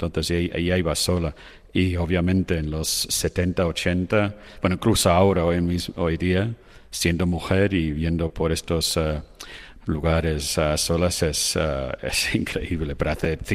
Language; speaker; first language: Spanish; non-native, fluent; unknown